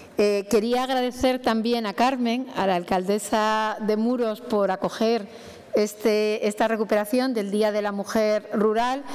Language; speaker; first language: Spanish; native; Spanish